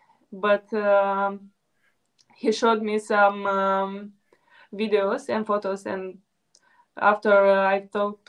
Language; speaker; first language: English; non-native, fluent; Romanian